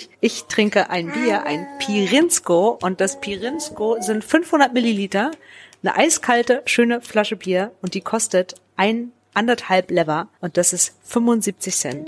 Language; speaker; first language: German; native; German